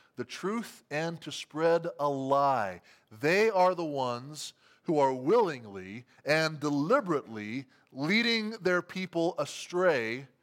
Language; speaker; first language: English; native; English